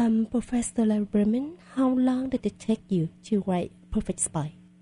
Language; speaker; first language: English; non-native, fluent; Vietnamese